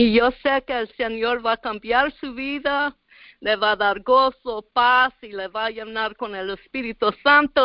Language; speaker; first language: Spanish; early bilingual, heritage; Spanish